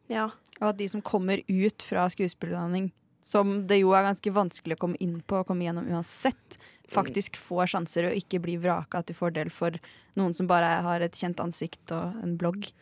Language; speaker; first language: Norwegian; native; Norwegian